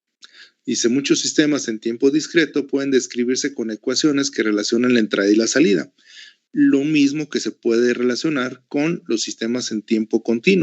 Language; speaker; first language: Spanish; native; Spanish